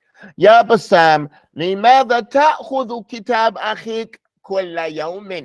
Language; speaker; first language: Arabic; non-native, fluent; English